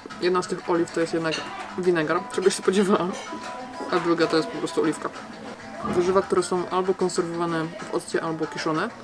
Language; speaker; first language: Polish; native; Polish